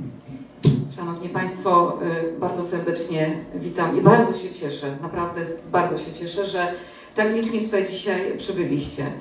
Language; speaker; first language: Polish; native; Polish